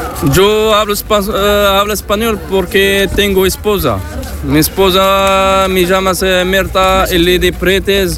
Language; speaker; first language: Spanish; non-native, learner; Arabic